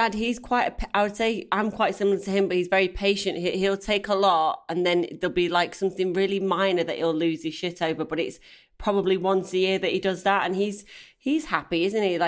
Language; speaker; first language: English; native; English